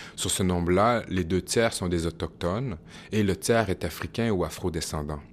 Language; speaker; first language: French; native; French